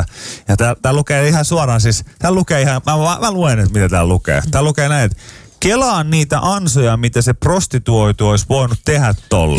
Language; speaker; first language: Finnish; native; Finnish